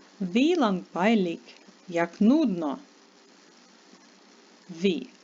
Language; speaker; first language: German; non-native, fluent; Ukrainian